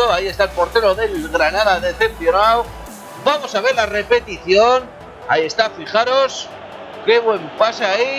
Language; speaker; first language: Spanish; native; Spanish